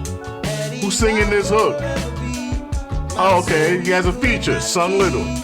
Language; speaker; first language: English; native; English